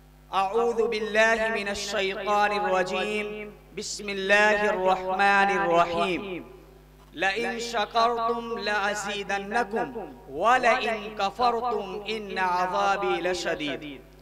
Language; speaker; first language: Arabic; non-native, learner; Urdu